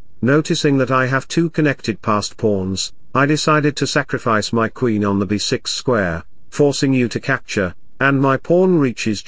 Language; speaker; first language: English; non-native, local second language; Hindi